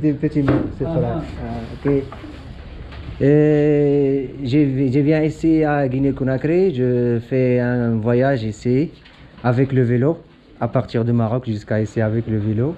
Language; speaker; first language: French; non-native, learner; Arabic